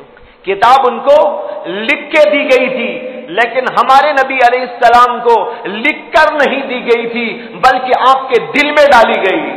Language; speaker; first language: Urdu; native; Urdu